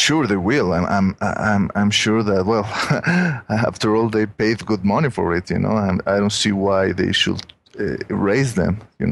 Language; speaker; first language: English; non-native, fluent; Spanish